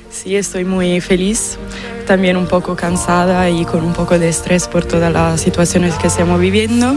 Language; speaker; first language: Spanish; non-native, fluent; Italian